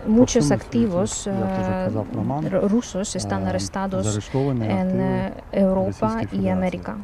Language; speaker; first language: Spanish; non-native, learner; Ukrainian